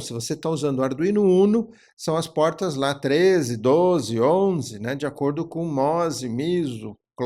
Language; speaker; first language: Portuguese; native; Portuguese